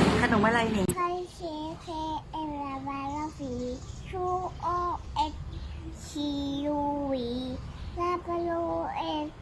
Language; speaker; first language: Thai; native; Thai